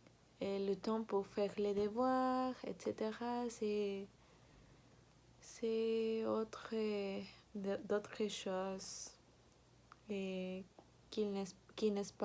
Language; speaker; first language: French; non-native, learner; Spanish